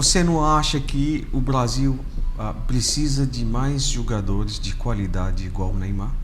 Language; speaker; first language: Portuguese; non-native, fluent; Arabic